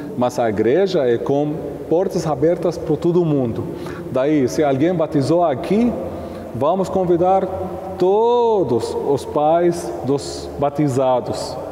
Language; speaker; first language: Portuguese; non-native, fluent; Arabic